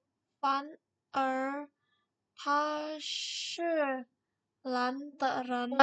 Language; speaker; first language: Chinese; non-native, learner; Indonesian